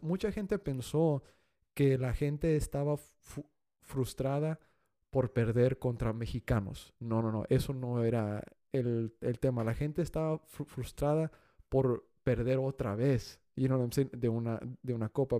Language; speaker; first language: Spanish; early bilingual, heritage; Spanish